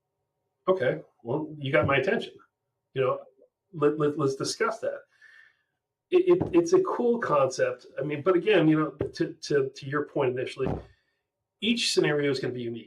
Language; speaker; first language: English; native; English